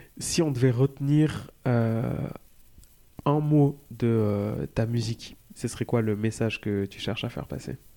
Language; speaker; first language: French; native; French